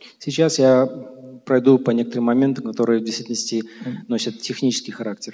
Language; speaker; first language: Russian; native; Russian